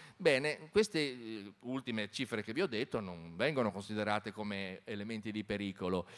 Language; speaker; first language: Italian; native; Italian